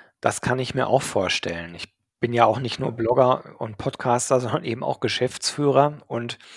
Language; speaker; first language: German; native; German